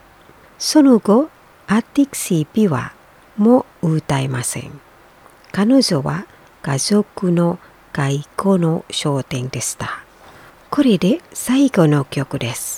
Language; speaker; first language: Japanese; non-native, fluent; Indonesian